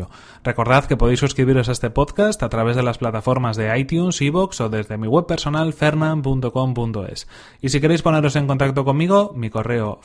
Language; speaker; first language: Spanish; native; Spanish